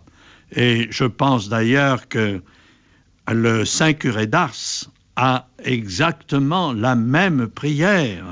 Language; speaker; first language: French; native; French